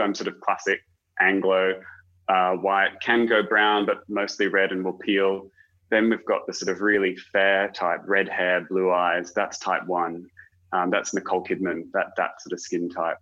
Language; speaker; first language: English; native; English